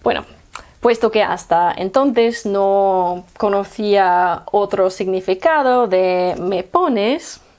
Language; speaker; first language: Spanish; non-native, fluent; English